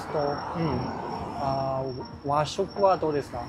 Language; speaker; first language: Japanese; non-native, fluent; Chinese